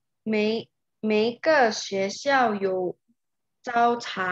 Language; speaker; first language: Chinese; non-native, learner; Indonesian